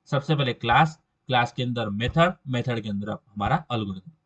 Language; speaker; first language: Hindi; non-native, local second language; Marathi